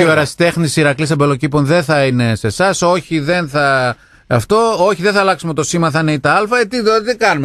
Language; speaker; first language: Greek; native; Greek